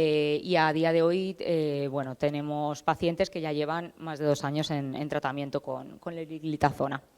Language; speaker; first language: Spanish; native; Spanish